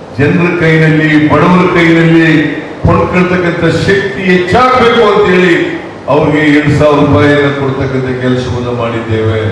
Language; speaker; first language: Kannada; native; Kannada